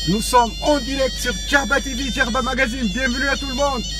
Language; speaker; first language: French; non-native, local second language; Arabic